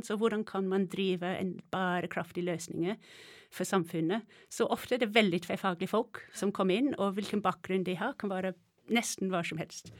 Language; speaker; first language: Norwegian; non-native, fluent; English